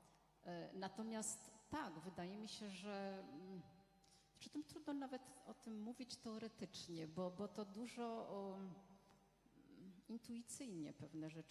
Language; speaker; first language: Polish; non-native, fluent; French